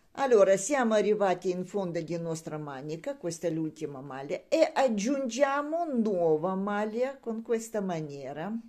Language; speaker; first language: Italian; non-native, learner; Russian